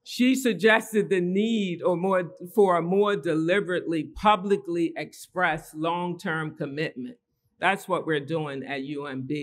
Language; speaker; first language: English; native; English